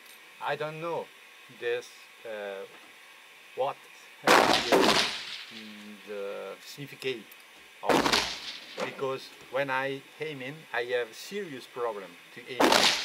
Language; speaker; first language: English; non-native, learner; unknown